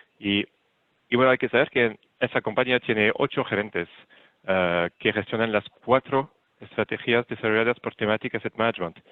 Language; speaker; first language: Spanish; non-native, fluent; French